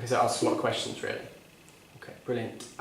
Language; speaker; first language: English; native; English